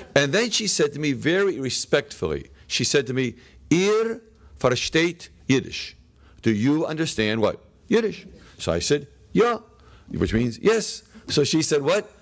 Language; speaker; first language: English; native; English